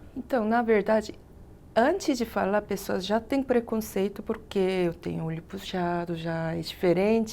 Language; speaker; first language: Portuguese; non-native, fluent; Korean